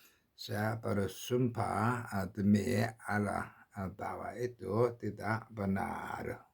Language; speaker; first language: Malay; non-native, learner; Korean